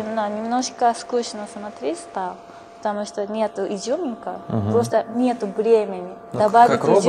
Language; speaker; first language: Russian; non-native, fluent; Japanese